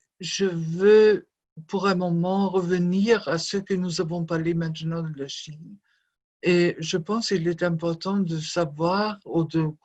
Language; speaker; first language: French; non-native, fluent; German